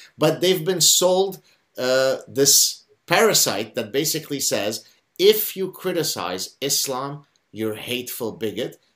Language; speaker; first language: English; non-native, fluent; Arabic